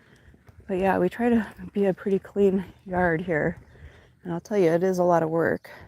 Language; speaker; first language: English; native; English